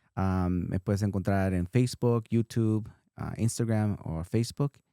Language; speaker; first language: Spanish; early bilingual, heritage; Spanish